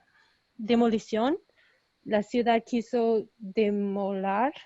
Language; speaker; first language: Spanish; early bilingual, heritage; Spanish